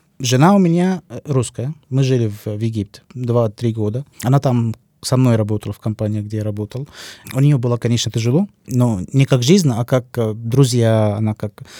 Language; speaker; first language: Russian; non-native, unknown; Arabic